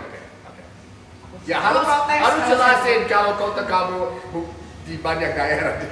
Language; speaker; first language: Indonesian; non-native, fluent; English